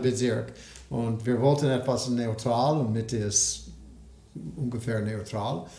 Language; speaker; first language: German; non-native, learner; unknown